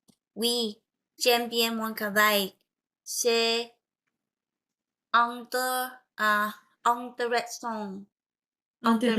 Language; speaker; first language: French; non-native, learner; Vietnamese